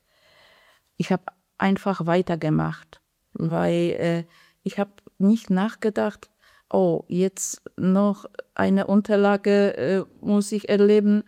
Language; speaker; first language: German; non-native, fluent; Polish